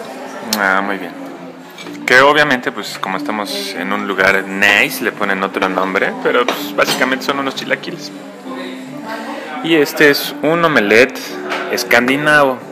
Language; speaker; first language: Spanish; native; Spanish